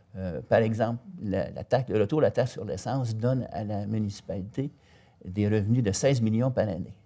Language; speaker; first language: French; native; French